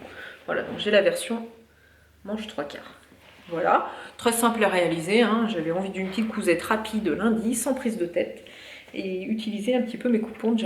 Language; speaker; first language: French; native; French